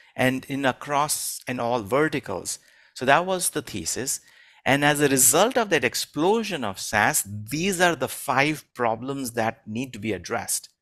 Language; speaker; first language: English; non-native, local second language; Hindi